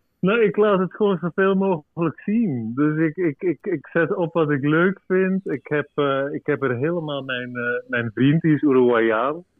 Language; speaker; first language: Dutch; native; Dutch